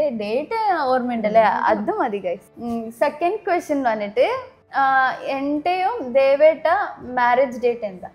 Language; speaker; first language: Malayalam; non-native, learner; Kannada